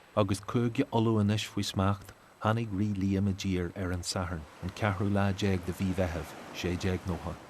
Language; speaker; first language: Irish; native; Irish